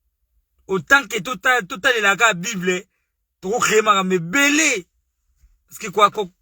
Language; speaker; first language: French; non-native, local second language; Lingala